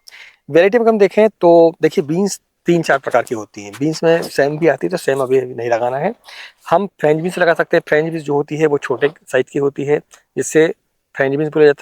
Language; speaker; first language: Hindi; native; Hindi